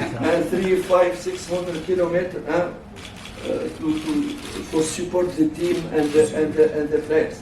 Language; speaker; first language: English; non-native, learner; French